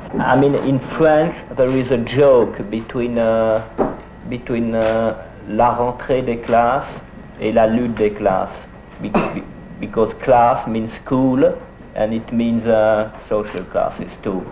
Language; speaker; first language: English; non-native, fluent; French